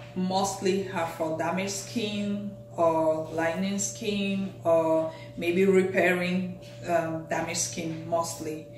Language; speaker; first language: English; non-native, local second language; French